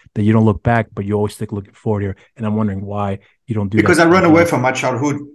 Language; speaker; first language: English; early bilingual, other home language; Spanish